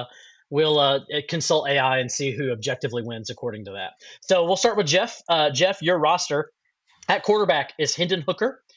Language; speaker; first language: English; native; English